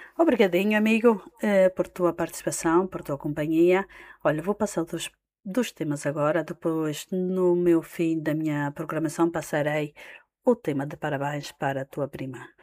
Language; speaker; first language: Portuguese; native; Portuguese